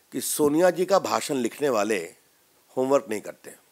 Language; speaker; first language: Hindi; native; Hindi